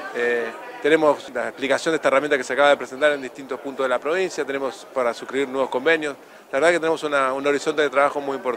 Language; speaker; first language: Spanish; native; Spanish